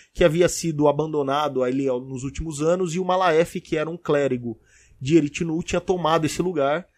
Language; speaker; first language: Portuguese; native; Portuguese